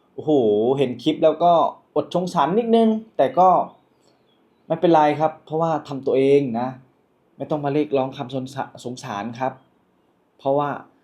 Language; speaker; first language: Thai; native; Thai